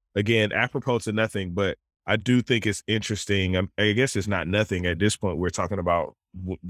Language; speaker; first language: English; native; English